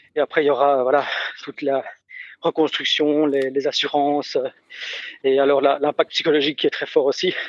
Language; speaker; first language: French; native; French